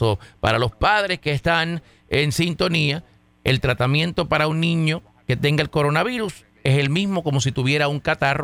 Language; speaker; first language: Spanish; native; Spanish